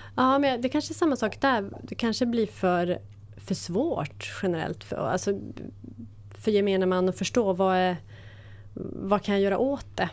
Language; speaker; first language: Swedish; native; Swedish